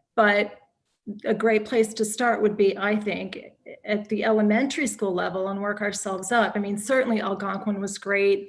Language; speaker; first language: English; native; English